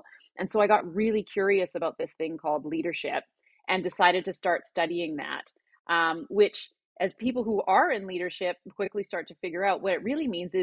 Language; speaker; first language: English; native; English